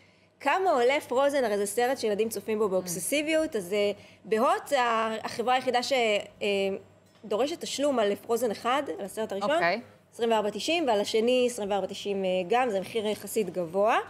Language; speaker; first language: Hebrew; native; Hebrew